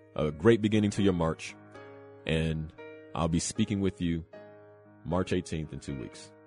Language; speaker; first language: English; early bilingual, other home language; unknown